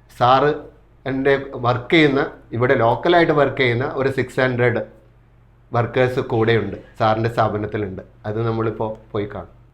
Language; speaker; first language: Malayalam; early bilingual, heritage; Malayalam